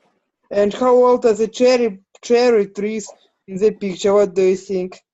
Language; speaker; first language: English; non-native, learner; Ukrainian